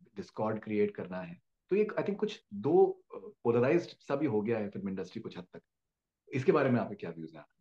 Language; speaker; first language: Hindi; native; Hindi